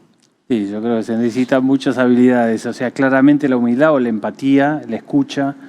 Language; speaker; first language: Spanish; native; Spanish